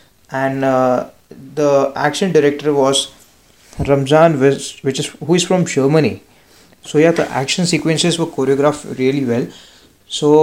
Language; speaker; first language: English; non-native, local second language; Marathi